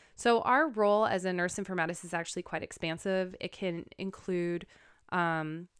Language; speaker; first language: English; native; English